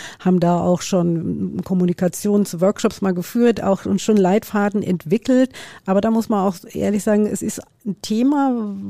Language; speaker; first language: German; native; German